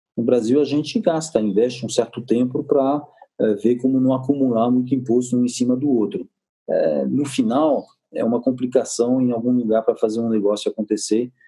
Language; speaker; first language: Portuguese; non-native, fluent; French